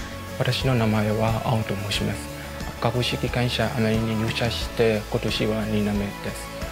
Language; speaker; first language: Japanese; non-native, fluent; Burmese